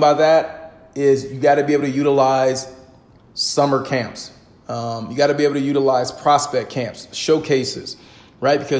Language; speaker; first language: English; native; English